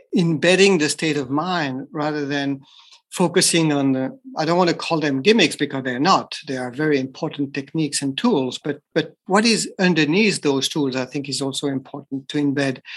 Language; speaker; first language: English; non-native, fluent; French